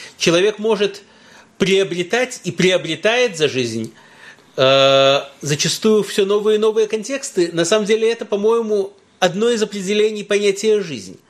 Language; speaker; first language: Russian; early bilingual, heritage; Russian